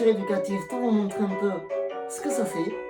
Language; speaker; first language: French; native; French